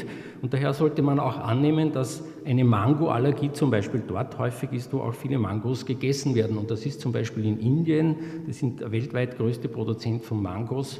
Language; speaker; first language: German; native; German